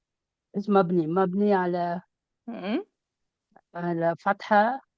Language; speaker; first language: Arabic; non-native, learner; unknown